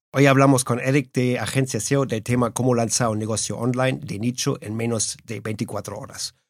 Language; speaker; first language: Spanish; early bilingual, heritage; Spanish